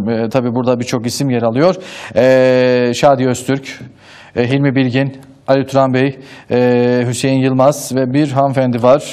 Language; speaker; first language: Turkish; native; Turkish